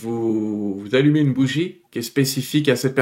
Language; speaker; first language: French; native; French